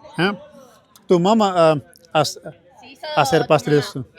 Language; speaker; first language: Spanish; non-native, learner; Hindi